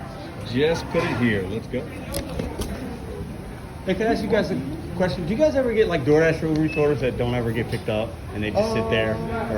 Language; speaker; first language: English; native; English